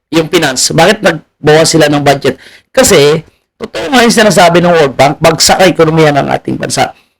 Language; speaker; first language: Filipino; native; Filipino